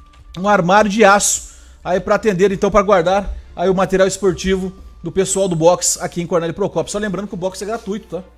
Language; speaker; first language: Portuguese; native; Portuguese